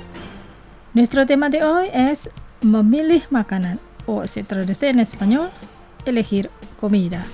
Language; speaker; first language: Spanish; non-native, fluent; Indonesian